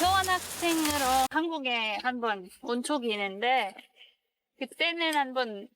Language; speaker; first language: Korean; non-native, fluent; French